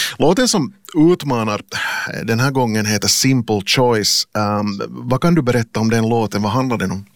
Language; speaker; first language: Swedish; native; Swedish